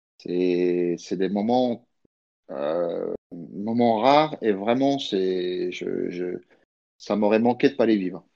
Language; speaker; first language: French; early bilingual, other home language; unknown